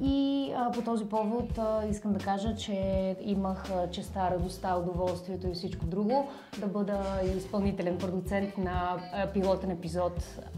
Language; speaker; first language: Bulgarian; native; Bulgarian